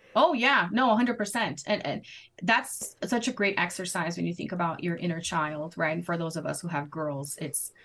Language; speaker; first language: English; non-native, fluent; Portuguese